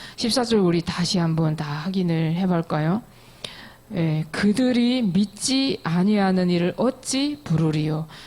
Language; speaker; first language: Korean; native; Korean